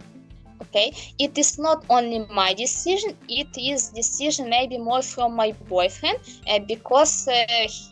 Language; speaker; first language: English; non-native, learner; Ukrainian